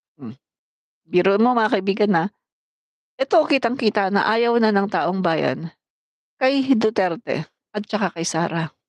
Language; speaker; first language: Filipino; non-native, local second language; Cebuano